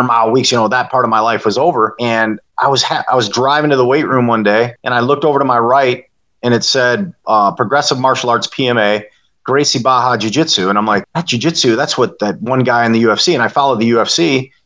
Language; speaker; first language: English; native; English